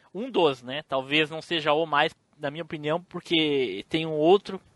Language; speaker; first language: Portuguese; native; Portuguese